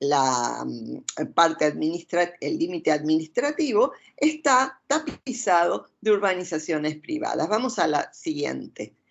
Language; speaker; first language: Spanish; native; Spanish